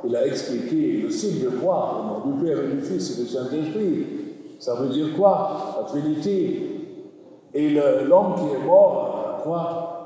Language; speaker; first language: French; non-native, learner; German